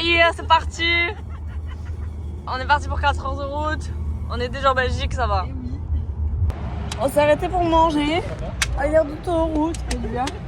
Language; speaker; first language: French; native; French